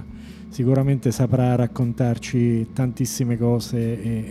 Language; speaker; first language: Italian; native; Italian